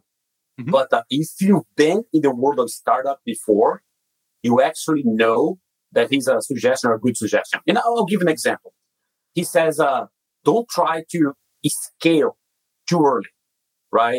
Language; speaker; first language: English; non-native, fluent; Portuguese